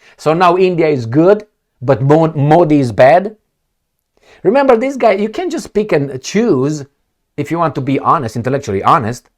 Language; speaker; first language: English; non-native, fluent; Romanian